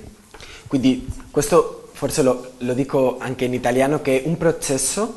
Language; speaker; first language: Italian; non-native, learner; Spanish